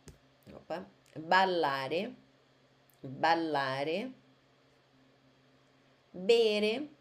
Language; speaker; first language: Italian; non-native, fluent; Portuguese